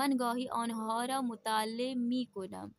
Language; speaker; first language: Persian; non-native, fluent; Urdu